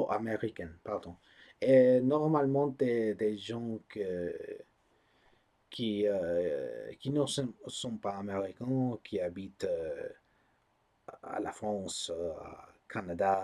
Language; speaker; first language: French; non-native, learner; English